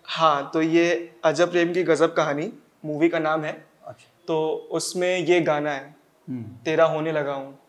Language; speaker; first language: Hindi; native; Hindi